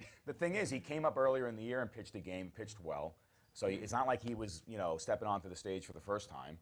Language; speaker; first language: English; native; English